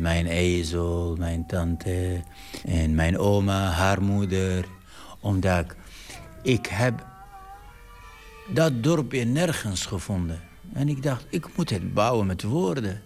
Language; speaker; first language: Dutch; non-native, fluent; Arabic